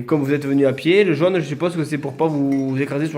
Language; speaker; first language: French; native; French